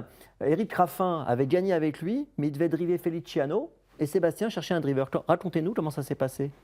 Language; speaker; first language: French; native; French